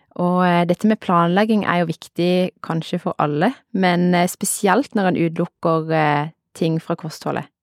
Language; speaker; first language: Norwegian; native; Norwegian